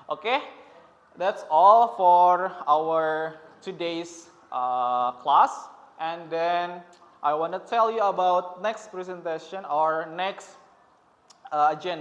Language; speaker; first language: English; non-native, learner; Indonesian